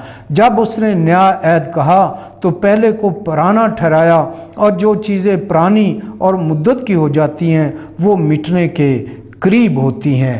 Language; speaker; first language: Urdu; non-native, local second language; Punjabi